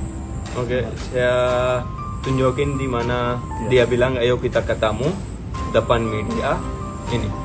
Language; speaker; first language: Indonesian; non-native, fluent; Hindi